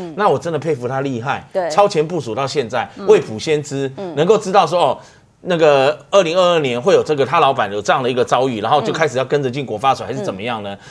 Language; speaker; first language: Chinese; native; Chinese